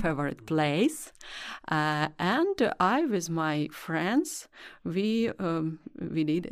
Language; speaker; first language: English; non-native, learner; Russian